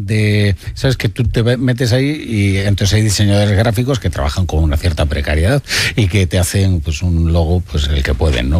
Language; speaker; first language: Spanish; native; Spanish